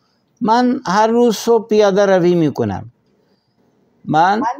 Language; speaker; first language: Persian; non-native, fluent; Urdu